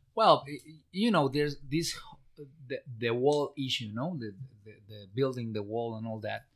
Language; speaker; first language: English; non-native, fluent; Spanish